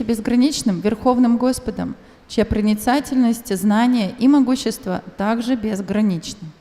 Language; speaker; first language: Russian; native; Russian